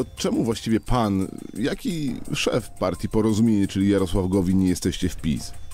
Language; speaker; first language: Polish; native; Polish